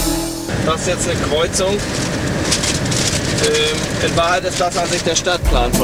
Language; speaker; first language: German; native; German